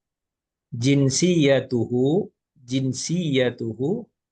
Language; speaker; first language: Arabic; non-native, fluent; Malay